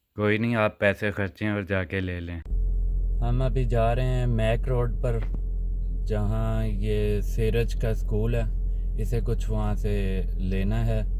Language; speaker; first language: Urdu; non-native, local second language; Punjabi